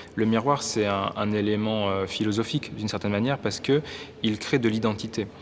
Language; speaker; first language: French; native; French